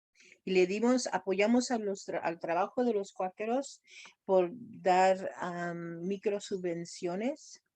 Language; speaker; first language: Spanish; non-native, fluent; English